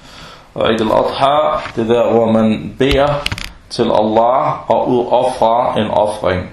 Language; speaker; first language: Danish; early bilingual, other home language; Arabic